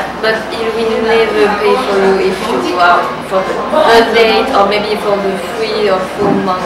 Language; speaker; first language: English; non-native, learner; French